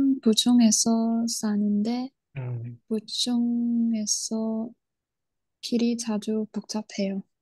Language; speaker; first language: Korean; non-native, learner; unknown